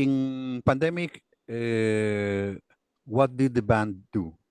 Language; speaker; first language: English; non-native, learner; Spanish